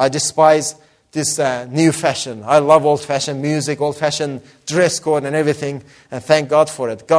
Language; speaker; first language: English; non-native, fluent; Persian